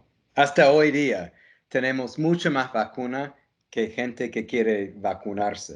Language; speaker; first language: Spanish; non-native, fluent; English